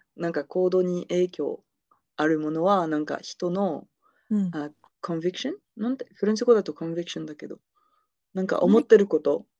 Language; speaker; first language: Japanese; non-native, fluent; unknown